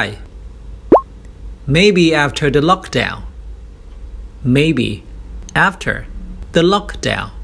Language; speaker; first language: English; non-native, fluent; Thai